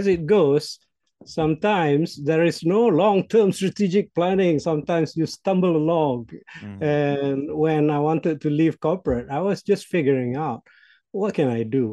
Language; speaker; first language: English; non-native, local second language; Malay